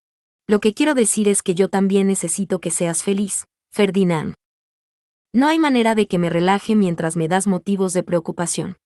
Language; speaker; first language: Spanish; native; Spanish